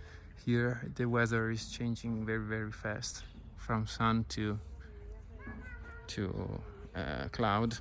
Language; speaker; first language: English; non-native, fluent; Italian